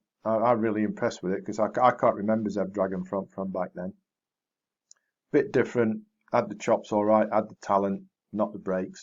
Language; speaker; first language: English; native; English